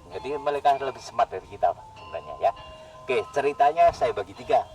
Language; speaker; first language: Indonesian; native; Indonesian